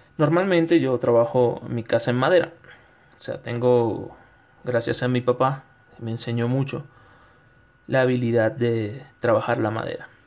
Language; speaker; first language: Spanish; native; Spanish